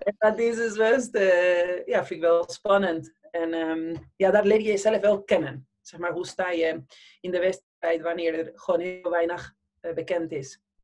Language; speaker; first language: Dutch; non-native, fluent; Spanish